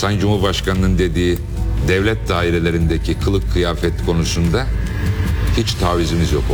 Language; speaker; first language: Turkish; native; Turkish